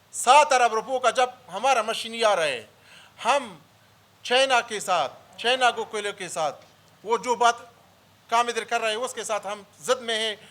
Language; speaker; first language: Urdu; early bilingual, other home language; Pashto